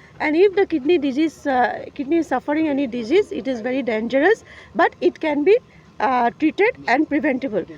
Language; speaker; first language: English; non-native, local second language; Telugu